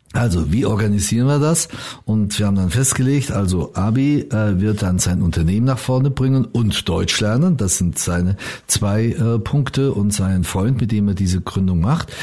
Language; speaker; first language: German; native; German